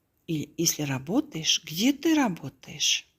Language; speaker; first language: Russian; non-native, local second language; Kazakh